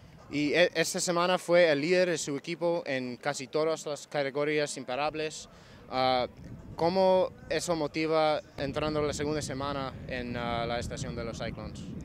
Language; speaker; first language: Spanish; non-native, learner; English